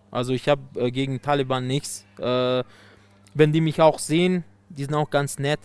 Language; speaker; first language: German; non-native, fluent; Persian